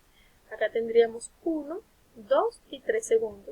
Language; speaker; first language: Spanish; native; Spanish